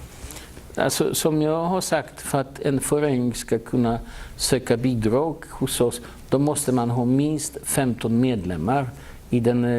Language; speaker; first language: Swedish; non-native, fluent; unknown